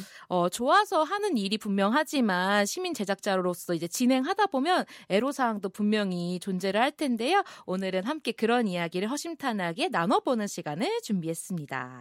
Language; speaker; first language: Korean; native; Korean